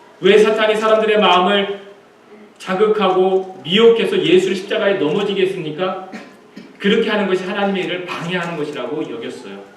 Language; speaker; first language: Korean; native; Korean